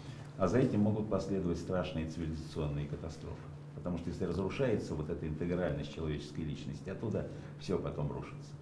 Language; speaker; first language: Russian; native; Russian